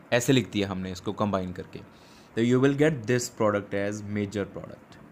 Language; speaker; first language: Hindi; non-native, local second language; Punjabi